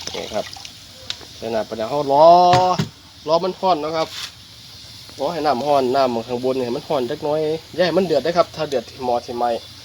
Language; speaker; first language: Thai; native; Thai